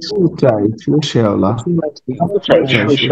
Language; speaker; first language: Chinese; non-native, learner; Bangla